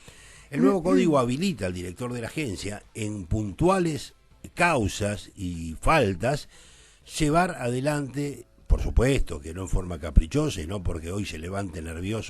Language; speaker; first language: Spanish; native; Spanish